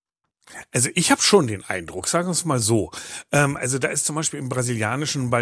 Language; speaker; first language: German; native; German